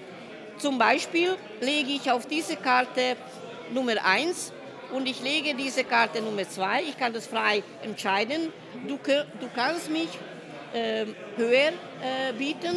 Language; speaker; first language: German; non-native, fluent; Hungarian